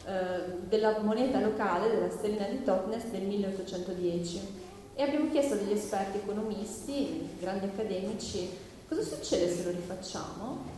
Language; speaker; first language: Italian; non-native, fluent; English